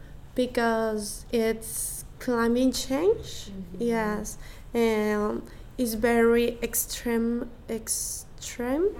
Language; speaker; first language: English; non-native, learner; Spanish